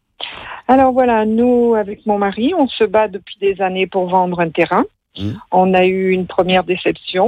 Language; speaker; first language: French; native; French